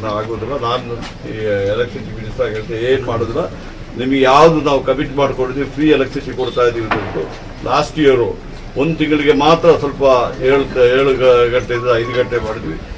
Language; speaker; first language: Kannada; non-native, local second language; Malayalam